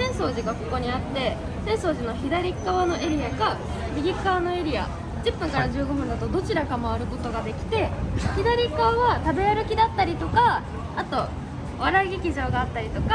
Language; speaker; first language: Japanese; native; Japanese